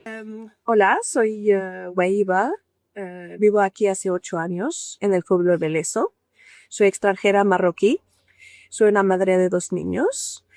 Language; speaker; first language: Spanish; non-native, learner; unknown